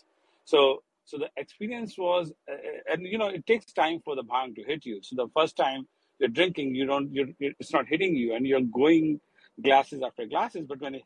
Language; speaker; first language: English; non-native, local second language; Hindi